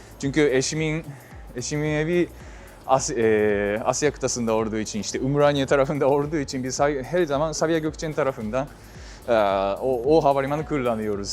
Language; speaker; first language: Turkish; non-native, fluent; Japanese